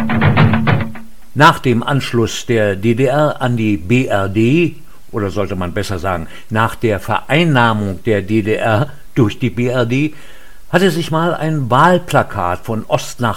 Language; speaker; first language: German; native; German